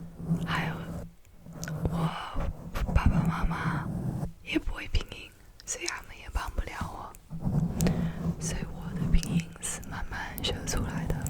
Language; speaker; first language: Chinese; early bilingual, heritage; Chinese